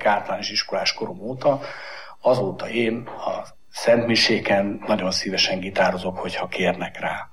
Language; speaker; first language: Hungarian; native; Hungarian